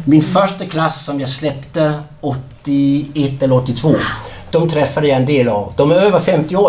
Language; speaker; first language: Swedish; non-native, fluent; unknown